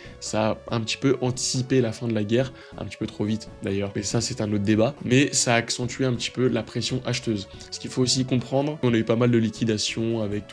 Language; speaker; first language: French; native; French